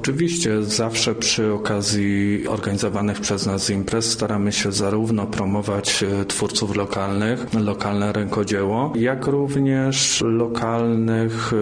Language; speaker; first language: Polish; native; Polish